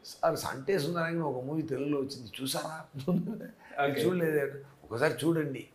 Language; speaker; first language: Telugu; non-native, learner; Tamil